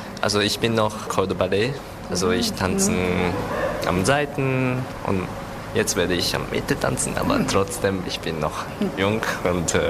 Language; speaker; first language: German; non-native, learner; Japanese